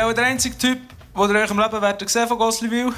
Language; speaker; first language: German; native; German